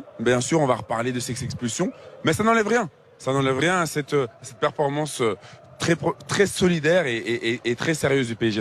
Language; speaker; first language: French; native; French